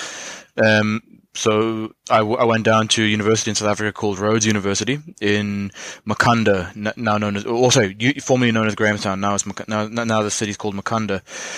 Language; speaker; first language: English; native; English